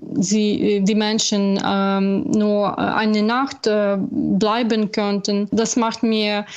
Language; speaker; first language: German; non-native, learner; Ukrainian